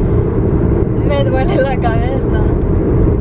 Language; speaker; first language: Spanish; early bilingual, heritage; Spanish